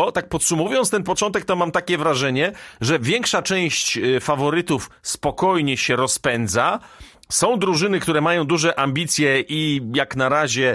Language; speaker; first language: Polish; native; Polish